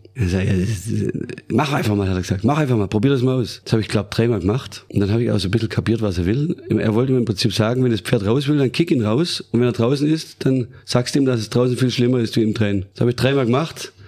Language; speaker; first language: German; native; German